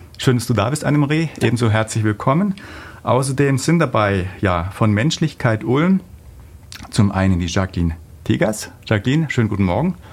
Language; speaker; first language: German; native; German